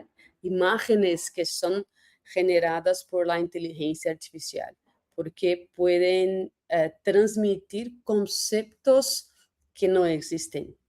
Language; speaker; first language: Spanish; non-native, fluent; Portuguese